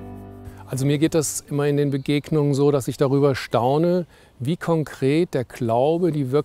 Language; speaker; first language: German; native; German